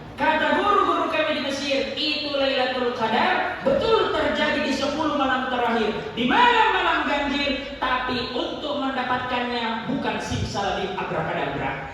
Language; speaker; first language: Indonesian; native; Indonesian